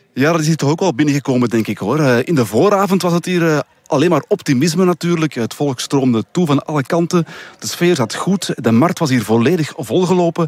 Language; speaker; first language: Dutch; native; Dutch